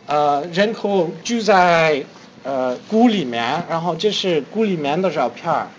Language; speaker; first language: Chinese; non-native, fluent; English